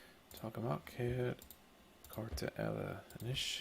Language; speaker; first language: Irish; non-native, local second language; English